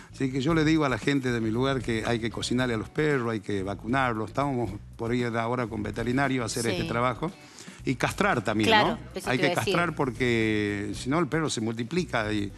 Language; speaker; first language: Spanish; native; Spanish